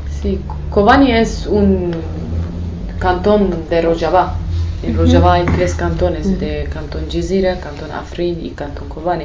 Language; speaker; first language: Spanish; non-native, learner; Kurdish